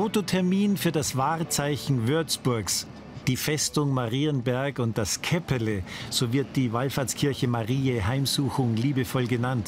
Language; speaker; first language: German; native; German